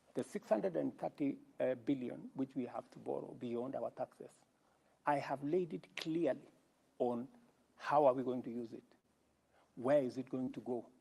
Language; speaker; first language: English; non-native, local second language; Kalenjin